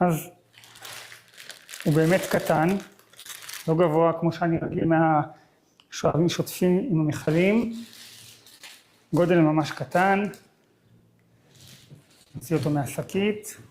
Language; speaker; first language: Hebrew; native; Hebrew